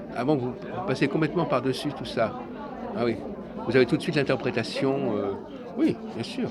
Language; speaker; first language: French; native; French